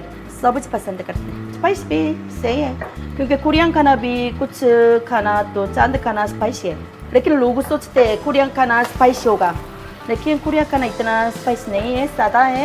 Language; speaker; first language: Hindi; non-native, learner; Korean